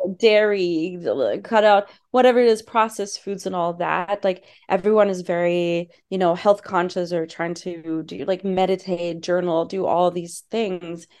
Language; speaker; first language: English; non-native, fluent; German